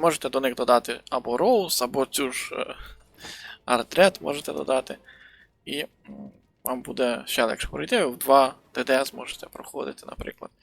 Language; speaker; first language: Ukrainian; native; Ukrainian